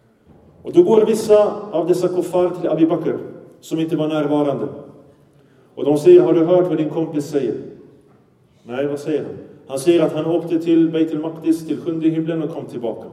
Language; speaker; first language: Swedish; early bilingual, other home language; Arabic